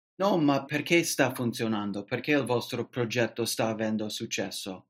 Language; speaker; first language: Italian; non-native, fluent; English